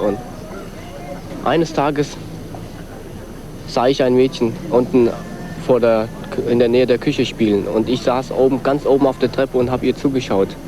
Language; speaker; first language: German; early bilingual, other home language; Korean